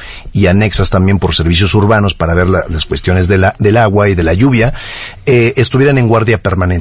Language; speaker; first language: Spanish; native; Spanish